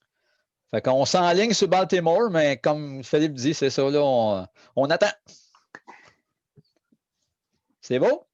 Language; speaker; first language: French; native; French